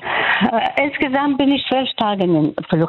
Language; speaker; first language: German; non-native, fluent; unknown